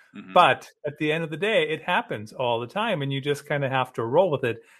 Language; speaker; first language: English; early bilingual, other home language; German